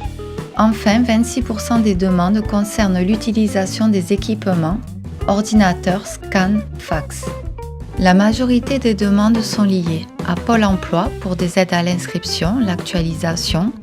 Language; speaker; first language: French; native; French